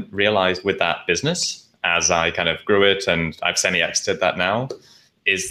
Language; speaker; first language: English; native; English